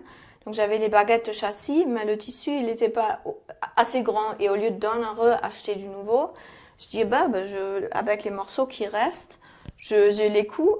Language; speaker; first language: French; non-native, fluent; German